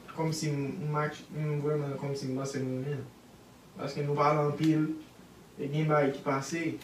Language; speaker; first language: Haitian Creole; non-native, learner; English